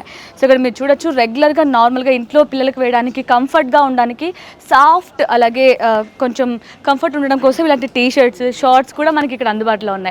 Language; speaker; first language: Telugu; native; Telugu